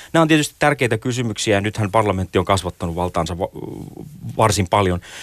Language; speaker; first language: Finnish; native; Finnish